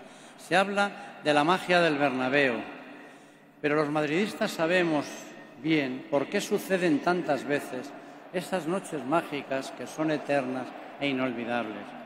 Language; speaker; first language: Spanish; native; Spanish